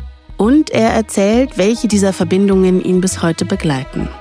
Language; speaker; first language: German; native; German